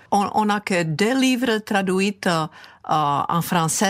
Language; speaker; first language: French; non-native, fluent; Czech